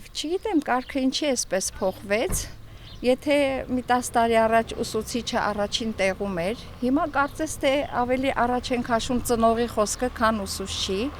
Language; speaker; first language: Armenian; native; Armenian